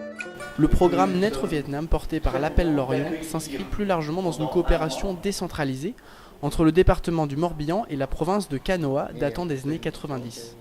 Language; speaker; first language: French; native; French